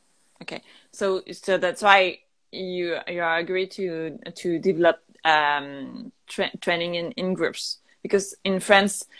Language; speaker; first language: English; non-native, learner; French